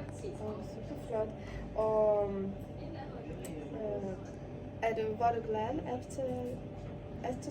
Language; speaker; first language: Danish; non-native, learner; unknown